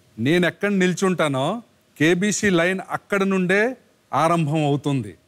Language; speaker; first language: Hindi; non-native, local second language; Telugu